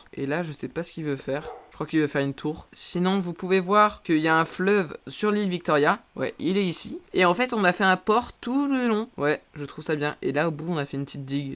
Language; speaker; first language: French; native; French